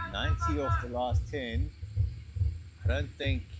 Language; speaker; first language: English; native; English